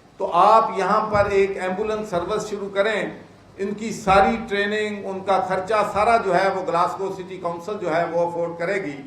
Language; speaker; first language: Urdu; non-native, local second language; Punjabi